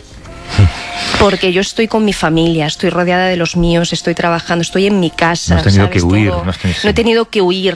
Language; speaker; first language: Spanish; native; Spanish